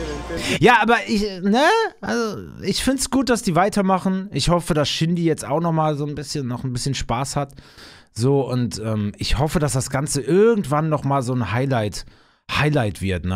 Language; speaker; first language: German; native; German